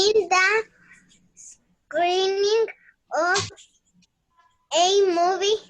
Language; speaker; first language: English; non-native, learner; Spanish